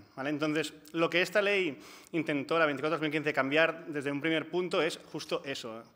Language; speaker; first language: Spanish; non-native, local second language; Catalan